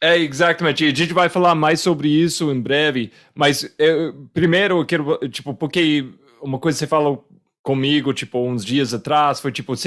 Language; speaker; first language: Portuguese; non-native, fluent; English